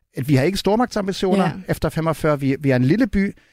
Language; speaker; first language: Danish; non-native, fluent; German